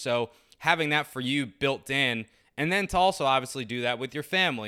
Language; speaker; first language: English; native; English